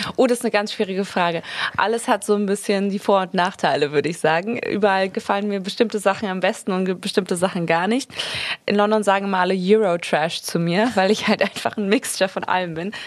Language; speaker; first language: German; early bilingual, other home language; Spanish